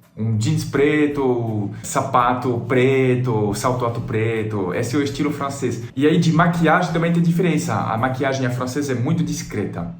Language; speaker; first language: Portuguese; non-native, fluent; French